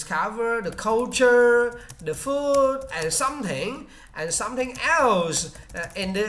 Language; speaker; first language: English; non-native, learner; Vietnamese